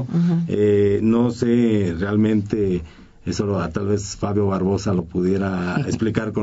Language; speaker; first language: Spanish; native; Spanish